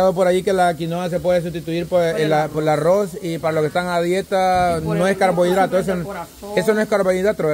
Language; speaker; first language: Spanish; native; Spanish